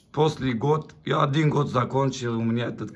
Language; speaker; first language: Russian; non-native, learner; Turkish